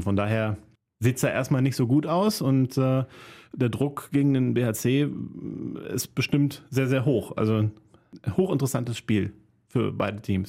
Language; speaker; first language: German; native; German